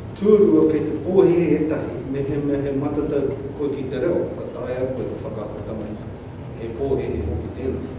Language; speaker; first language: Māori; non-native, local second language; English